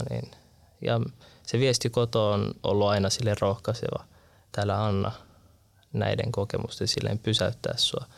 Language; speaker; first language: Finnish; early bilingual, other home language; Arabic